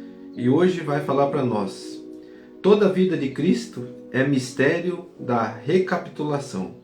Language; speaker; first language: Portuguese; native; Portuguese